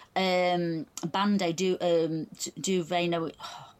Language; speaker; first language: English; native; English